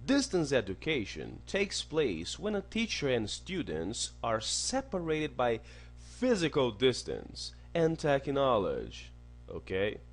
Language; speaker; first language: English; non-native, fluent; Portuguese